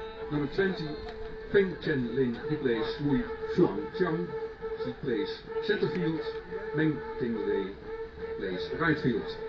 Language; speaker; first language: English; non-native, fluent; Dutch